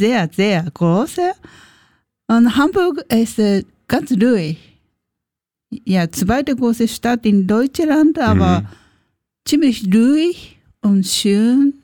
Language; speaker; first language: German; non-native, learner; Japanese